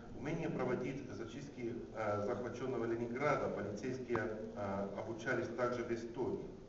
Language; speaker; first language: Russian; non-native, fluent; Finnish